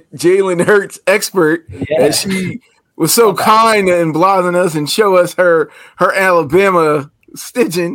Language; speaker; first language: English; native; English